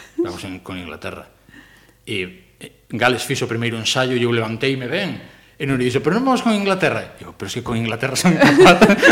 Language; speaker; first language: Galician; non-native, local second language; Spanish